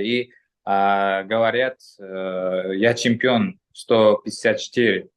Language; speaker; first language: Russian; non-native, local second language; Uzbek